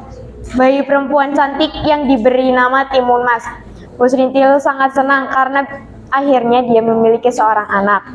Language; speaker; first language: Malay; non-native, local second language; Javanese